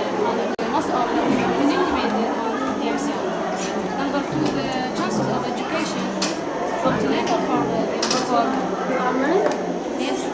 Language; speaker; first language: English; non-native, learner; Arabic